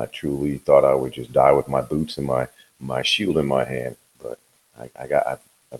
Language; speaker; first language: English; native; English